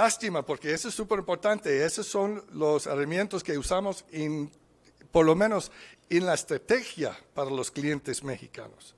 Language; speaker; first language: Spanish; non-native, fluent; English